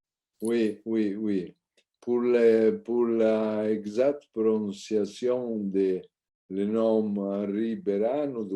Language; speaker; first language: French; non-native, learner; Italian